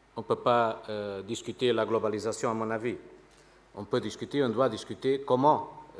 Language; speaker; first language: French; non-native, fluent; Portuguese